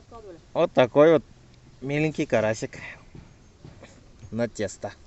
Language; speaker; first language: Russian; native; Russian